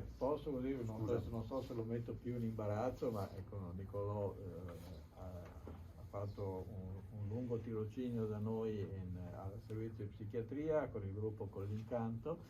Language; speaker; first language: Italian; native; Italian